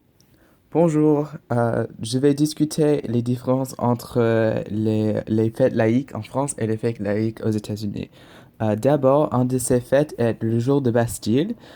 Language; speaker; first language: French; non-native, learner; English